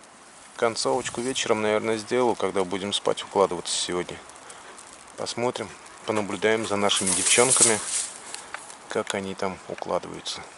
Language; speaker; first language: Russian; native; Russian